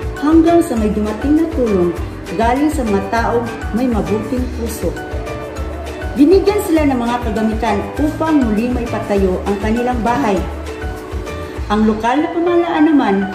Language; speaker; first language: Filipino; non-native, local second language; Cebuano